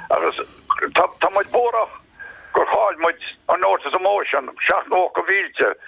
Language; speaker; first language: Irish; native; Irish